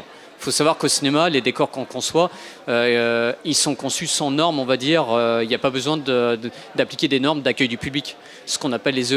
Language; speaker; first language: French; native; French